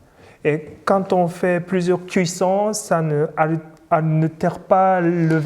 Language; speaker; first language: French; non-native, fluent; Japanese